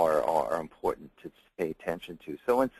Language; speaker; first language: English; native; English